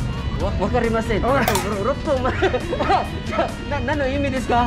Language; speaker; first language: Japanese; non-native, learner; Cebuano